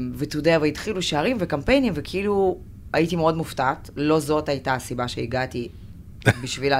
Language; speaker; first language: Hebrew; non-native, fluent; Russian